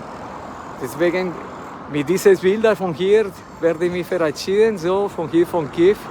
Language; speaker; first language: German; non-native, fluent; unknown